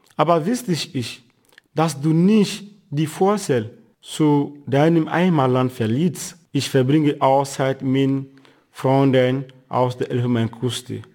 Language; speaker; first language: German; non-native, fluent; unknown